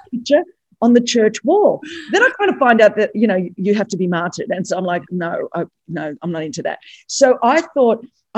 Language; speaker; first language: English; non-native, local second language; Greek